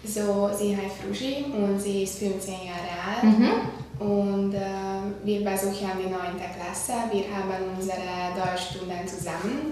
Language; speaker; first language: German; non-native, learner; Hungarian